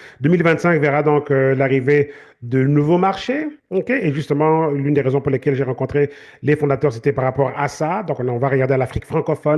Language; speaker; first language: French; native; French